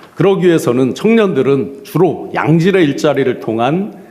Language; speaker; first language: Korean; native; Korean